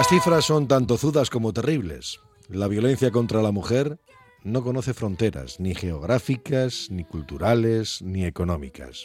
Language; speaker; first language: Spanish; native; Spanish